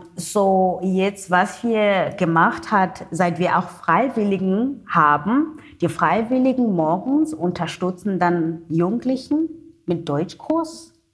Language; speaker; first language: German; non-native, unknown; Xhosa